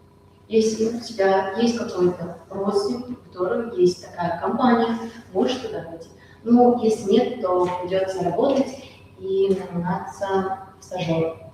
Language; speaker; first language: Russian; non-native, local second language; Kazakh